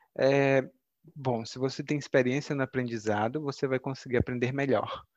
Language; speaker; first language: Portuguese; native; Portuguese